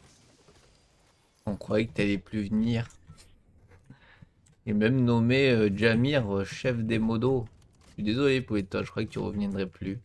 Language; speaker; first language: French; native; French